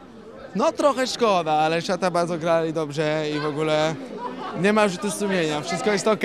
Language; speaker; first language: Polish; non-native, fluent; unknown